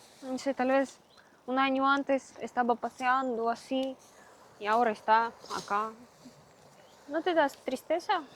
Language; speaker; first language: Spanish; non-native, learner; Russian